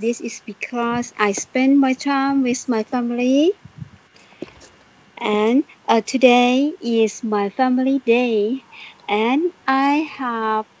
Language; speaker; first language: English; non-native, learner; Thai